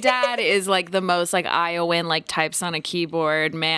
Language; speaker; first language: English; native; English